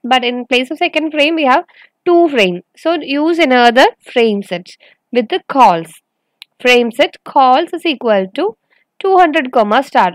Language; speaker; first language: English; non-native, local second language; Malayalam